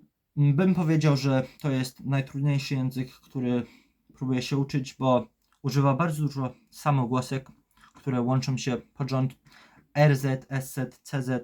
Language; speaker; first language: Polish; early bilingual, heritage; Polish